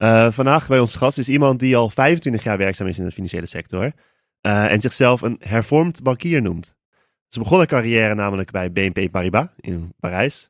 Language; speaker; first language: Dutch; native; Dutch